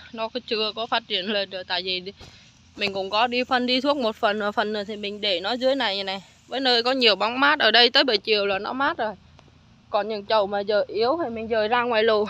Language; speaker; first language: Vietnamese; native; Vietnamese